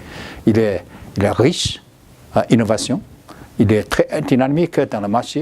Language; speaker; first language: French; non-native, learner; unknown